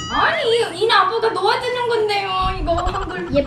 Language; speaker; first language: Korean; non-native, local second language; Filipino